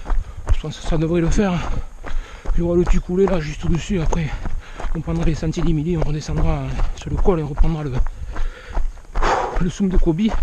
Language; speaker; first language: French; native; French